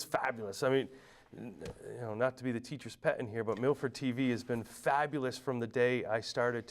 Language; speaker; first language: English; native; English